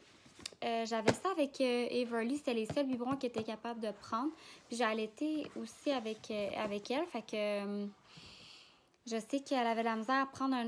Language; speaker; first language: French; native; French